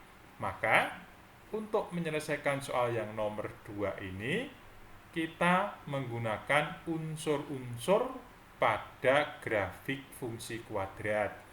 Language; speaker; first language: Indonesian; native; Indonesian